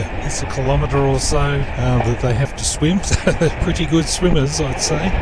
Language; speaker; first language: English; native; English